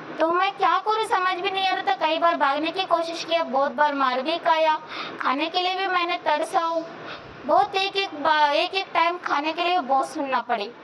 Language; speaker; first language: Hindi; non-native, local second language; Kannada